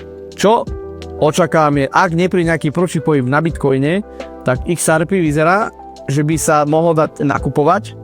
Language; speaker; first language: Slovak; native; Slovak